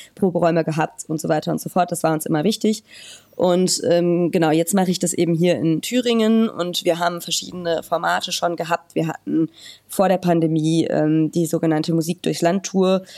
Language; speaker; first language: German; native; German